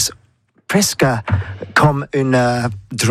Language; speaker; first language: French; non-native, learner; English